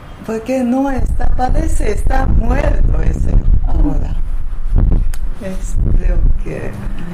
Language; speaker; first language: Spanish; non-native, learner; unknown